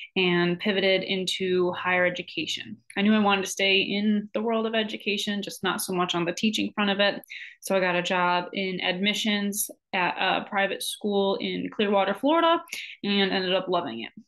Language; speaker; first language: English; native; English